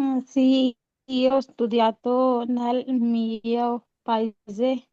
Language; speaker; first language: Italian; non-native, learner; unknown